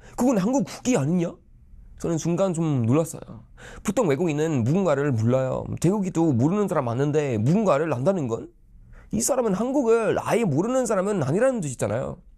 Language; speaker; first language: Korean; non-native, fluent; Swedish